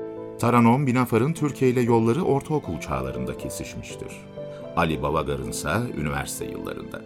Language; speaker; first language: Turkish; native; Turkish